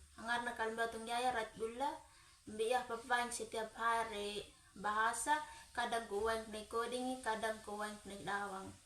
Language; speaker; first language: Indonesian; non-native, local second language; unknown